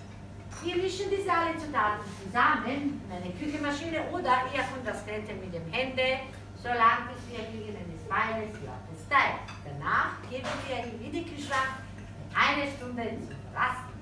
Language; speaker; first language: German; non-native, fluent; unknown